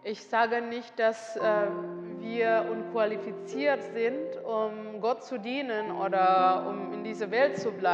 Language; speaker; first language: German; non-native, learner; Indonesian